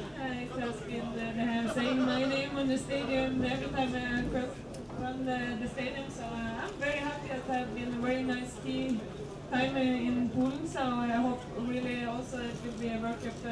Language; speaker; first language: English; non-native, fluent; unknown